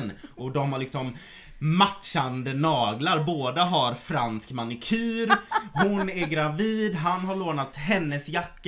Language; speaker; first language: Swedish; native; Swedish